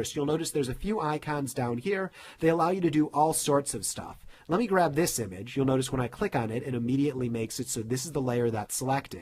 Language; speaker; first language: English; native; English